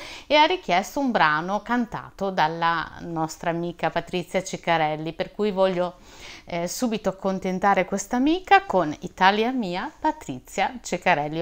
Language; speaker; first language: Italian; native; Italian